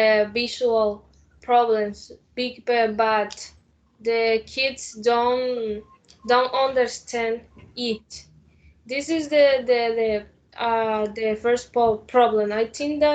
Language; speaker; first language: English; non-native, learner; Spanish